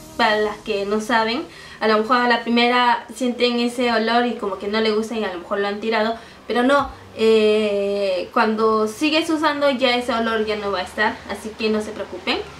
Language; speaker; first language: Spanish; early bilingual, heritage; Japanese